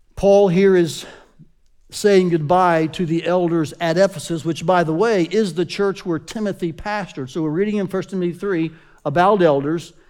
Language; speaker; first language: English; native; English